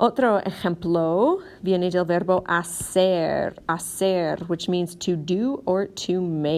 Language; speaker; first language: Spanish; non-native, fluent; English